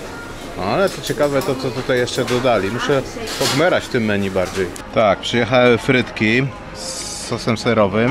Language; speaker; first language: Polish; native; Polish